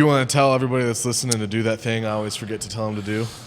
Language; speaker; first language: English; native; English